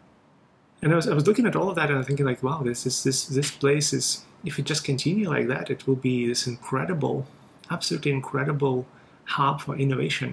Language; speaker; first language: English; non-native, fluent; Russian